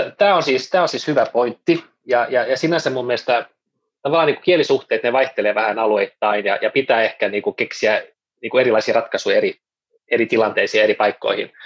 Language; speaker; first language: Finnish; non-native, local second language; Swedish